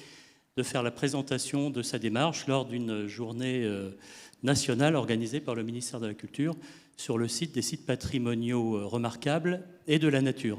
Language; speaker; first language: French; native; French